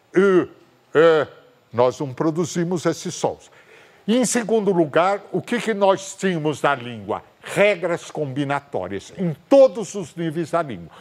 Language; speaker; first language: Portuguese; native; Portuguese